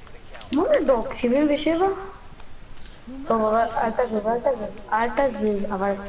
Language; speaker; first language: Hebrew; native; Hebrew